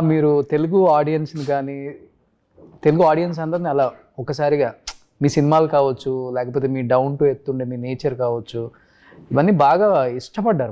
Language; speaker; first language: Telugu; native; Telugu